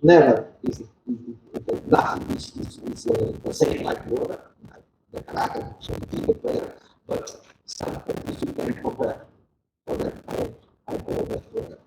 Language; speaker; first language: English; non-native, learner; Portuguese